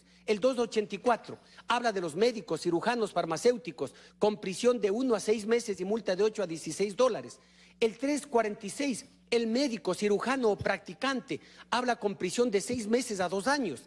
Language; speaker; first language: Spanish; native; Spanish